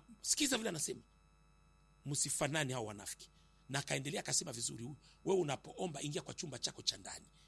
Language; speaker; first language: Swahili; native; Swahili